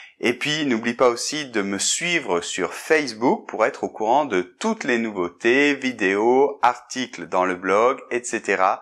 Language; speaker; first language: French; native; French